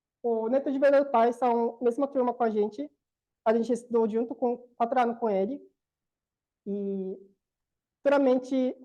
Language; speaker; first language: Portuguese; non-native, learner; Korean